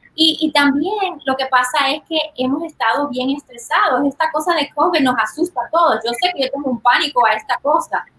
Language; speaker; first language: Spanish; early bilingual, heritage; Spanish